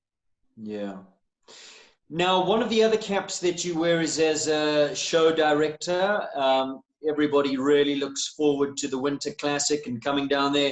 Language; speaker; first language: English; native; English